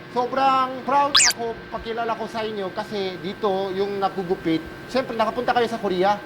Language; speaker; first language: Filipino; non-native, fluent; Korean